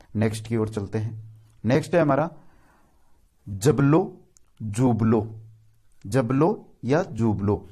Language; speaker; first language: Hindi; native; Hindi